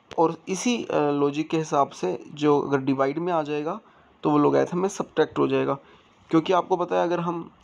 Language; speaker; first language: Hindi; native; Hindi